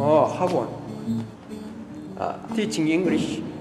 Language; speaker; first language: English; non-native, learner; Korean